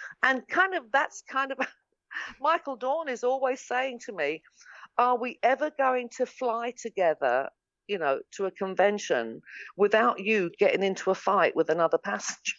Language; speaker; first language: English; native; English